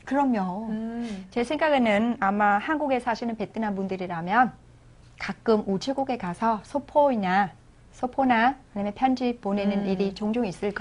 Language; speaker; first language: Korean; non-native, fluent; Vietnamese